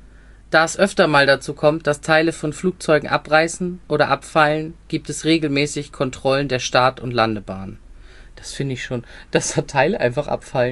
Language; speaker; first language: German; native; German